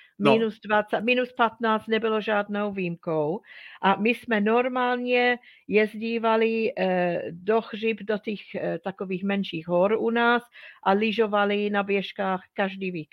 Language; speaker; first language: Czech; non-native, fluent; English